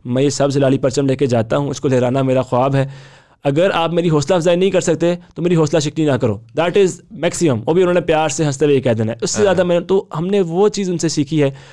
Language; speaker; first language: Hindi; native; Hindi